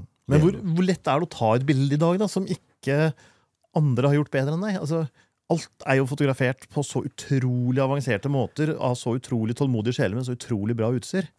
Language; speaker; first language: Norwegian; native; Norwegian